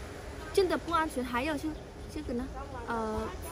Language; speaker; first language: Chinese; non-native, learner; Vietnamese